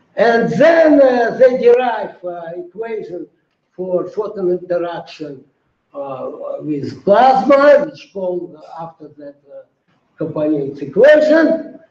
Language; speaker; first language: English; non-native, fluent; Russian